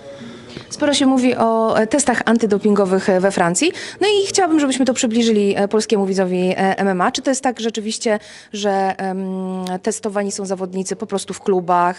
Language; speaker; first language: Polish; native; Polish